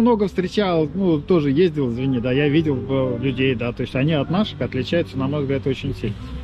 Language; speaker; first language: Russian; native; Russian